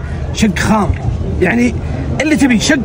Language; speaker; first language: Arabic; native; Arabic